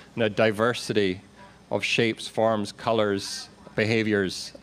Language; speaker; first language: English; native; English